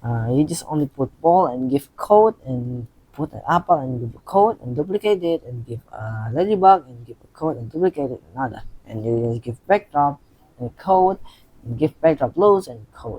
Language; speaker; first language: English; non-native, learner; Indonesian